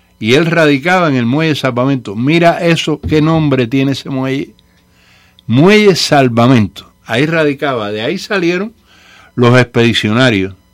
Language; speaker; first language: Spanish; native; Spanish